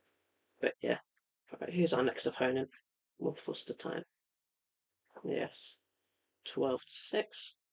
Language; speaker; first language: English; native; English